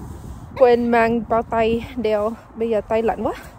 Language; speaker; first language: Vietnamese; early bilingual, heritage; Vietnamese